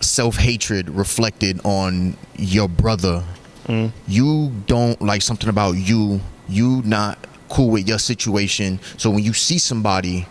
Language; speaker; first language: English; native; English